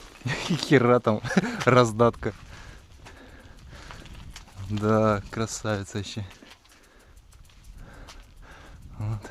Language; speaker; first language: Russian; native; Russian